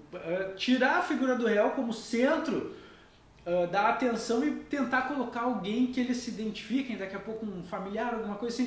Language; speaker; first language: Portuguese; native; Portuguese